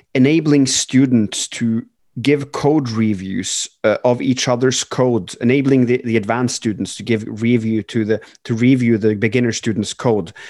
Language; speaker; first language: English; non-native, fluent; Norwegian